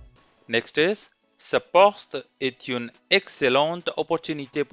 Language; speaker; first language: French; non-native, fluent; Hindi